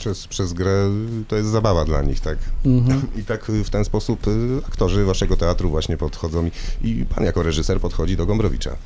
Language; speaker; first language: Polish; native; Polish